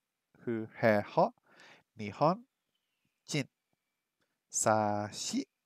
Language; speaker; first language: Japanese; non-native, learner; English